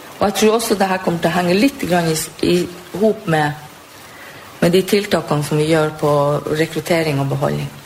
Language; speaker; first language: Norwegian; native; Norwegian